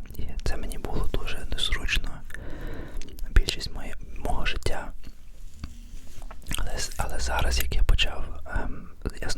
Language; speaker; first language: Ukrainian; early bilingual, heritage; Ukrainian